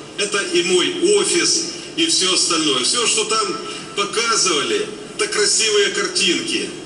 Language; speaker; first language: Russian; native; Russian